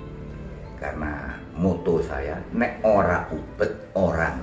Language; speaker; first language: Indonesian; non-native, local second language; Javanese